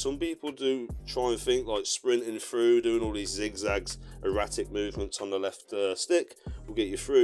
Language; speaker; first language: English; native; English